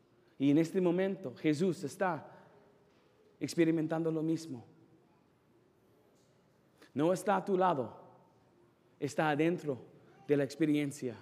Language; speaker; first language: Spanish; non-native, fluent; English